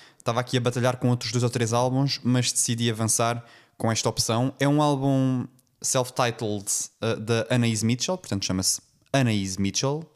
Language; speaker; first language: Portuguese; native; Portuguese